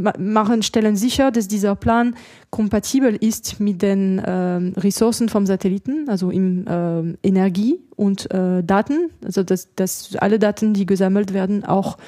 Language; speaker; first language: German; non-native, fluent; French